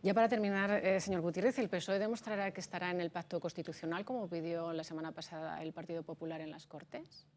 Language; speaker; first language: Spanish; native; Spanish